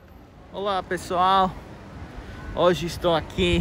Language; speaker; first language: Portuguese; non-native, fluent; Italian